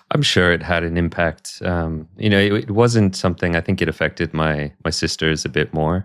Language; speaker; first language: English; native; English